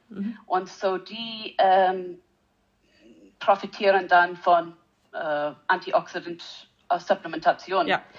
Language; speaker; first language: German; non-native, learner; English